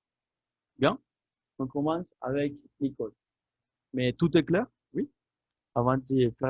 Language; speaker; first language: French; non-native, fluent; Spanish